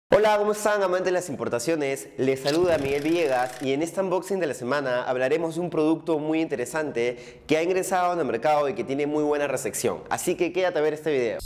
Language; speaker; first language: Spanish; native; Spanish